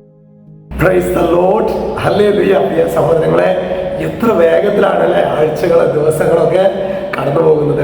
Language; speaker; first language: Malayalam; native; Malayalam